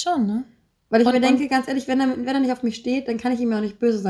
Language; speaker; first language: German; native; German